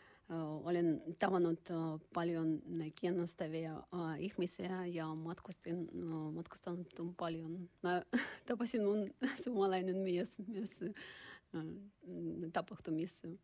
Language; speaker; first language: Finnish; non-native, learner; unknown